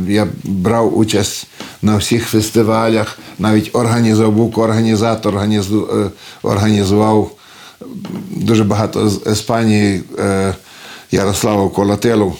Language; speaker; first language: Ukrainian; early bilingual, heritage; Ukrainian